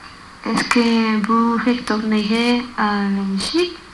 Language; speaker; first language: French; non-native, learner; Spanish